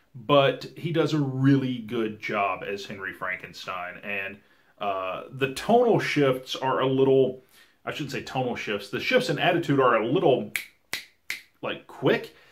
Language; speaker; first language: English; native; English